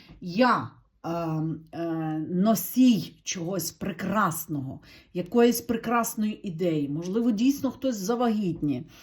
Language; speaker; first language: Ukrainian; non-native, local second language; Russian